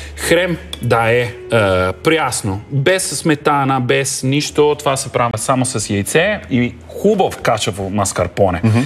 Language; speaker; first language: Bulgarian; non-native, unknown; Italian